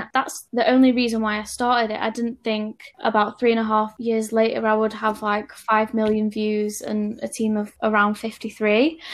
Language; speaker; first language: English; native; English